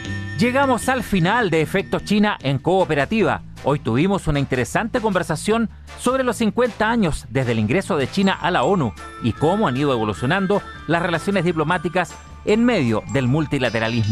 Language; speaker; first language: Spanish; native; Spanish